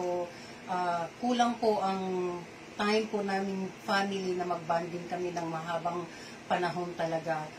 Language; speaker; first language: Filipino; non-native, local second language; Cebuano